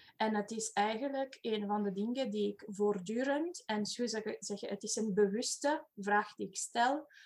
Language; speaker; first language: Dutch; non-native, fluent; Romanian